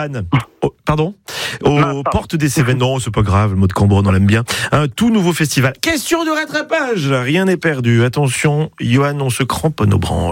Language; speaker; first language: French; native; French